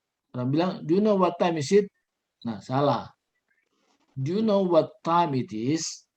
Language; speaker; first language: English; non-native, learner; Indonesian